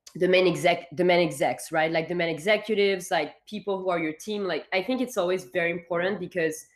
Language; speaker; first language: English; non-native, fluent; French